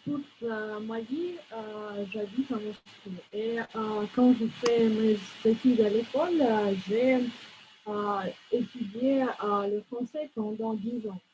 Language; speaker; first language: French; non-native, fluent; Russian